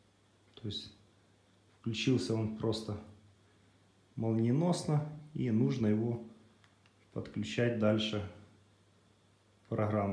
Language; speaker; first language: Russian; native; Russian